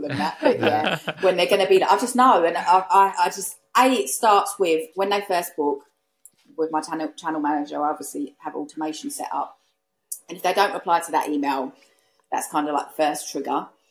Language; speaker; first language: English; native; English